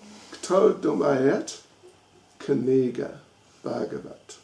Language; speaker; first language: Russian; non-native, learner; English